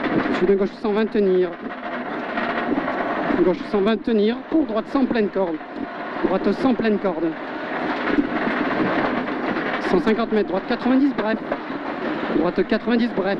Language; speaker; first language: French; native; French